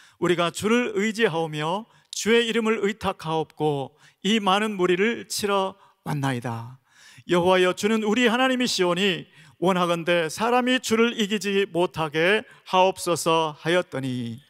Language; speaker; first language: Korean; native; Korean